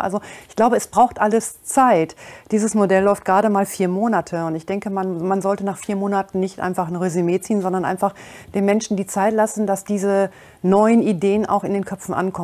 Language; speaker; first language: German; native; German